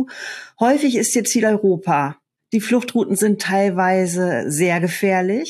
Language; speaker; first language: German; native; German